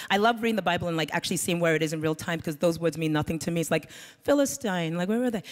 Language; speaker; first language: English; native; English